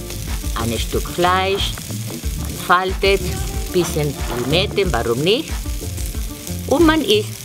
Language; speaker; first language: German; non-native, fluent; Spanish